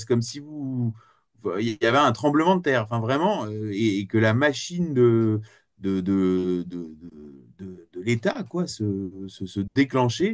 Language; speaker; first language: French; native; French